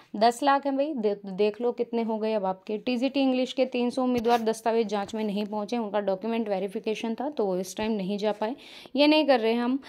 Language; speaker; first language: Hindi; native; Hindi